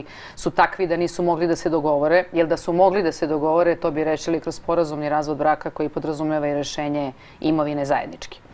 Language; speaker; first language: Croatian; native; Croatian